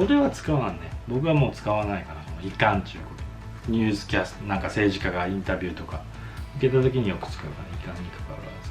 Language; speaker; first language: Japanese; native; Japanese